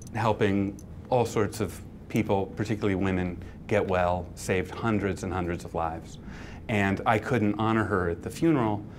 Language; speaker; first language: English; native; English